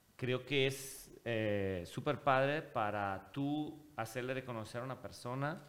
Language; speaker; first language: Spanish; non-native, fluent; Italian